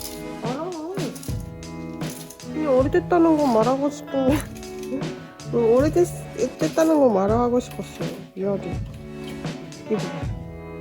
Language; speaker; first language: Korean; non-native, fluent; Japanese